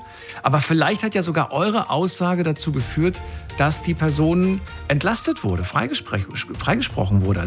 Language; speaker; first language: German; native; German